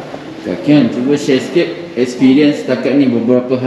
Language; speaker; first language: Malay; native; Malay